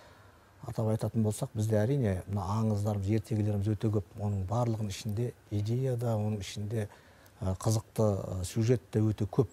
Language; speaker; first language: Kazakh; native; Kazakh